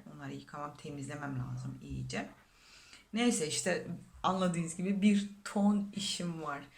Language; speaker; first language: Turkish; non-native, fluent; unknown